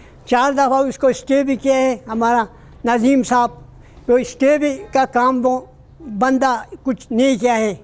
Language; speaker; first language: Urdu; non-native, local second language; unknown